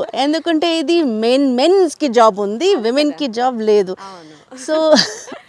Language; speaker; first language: Telugu; non-native, fluent; Hindi